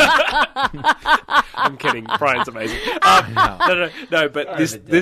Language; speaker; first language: English; native; English